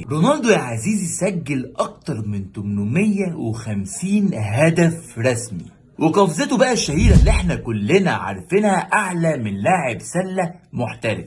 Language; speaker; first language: Arabic; native; Arabic